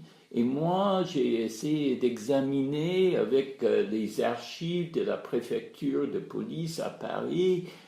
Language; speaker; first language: French; non-native, fluent; English